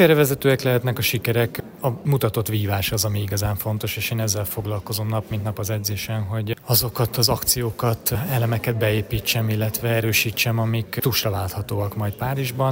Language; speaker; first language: Hungarian; native; Hungarian